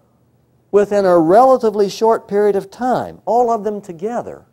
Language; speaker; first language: English; native; English